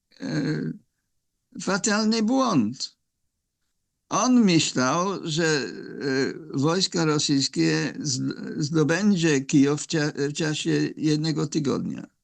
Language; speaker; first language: Polish; non-native, fluent; English